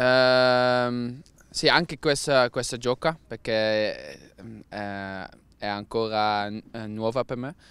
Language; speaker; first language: Italian; non-native, learner; Dutch